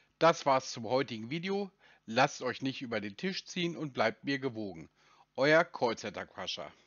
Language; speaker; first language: German; native; German